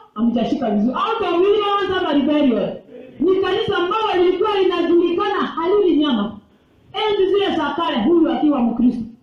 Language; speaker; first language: Swahili; non-native, local second language; Gusii